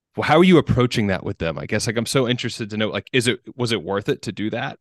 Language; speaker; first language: English; native; English